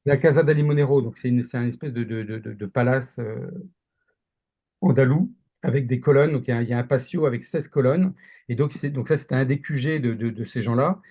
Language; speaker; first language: French; native; French